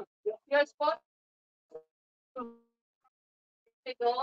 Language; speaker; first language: Spanish; non-native, learner; Filipino